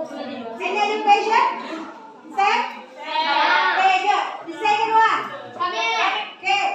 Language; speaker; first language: English; non-native, learner; Indonesian